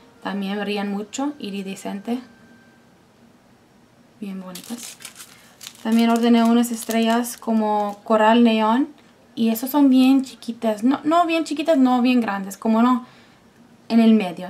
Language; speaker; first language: Spanish; non-native, fluent; English